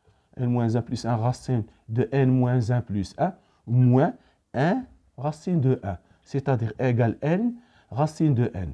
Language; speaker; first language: French; non-native, local second language; Arabic